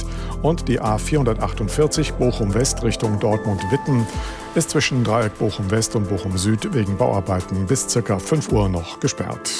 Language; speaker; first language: German; native; German